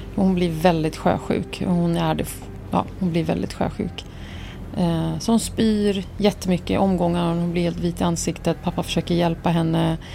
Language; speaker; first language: Swedish; early bilingual, other home language; Arabic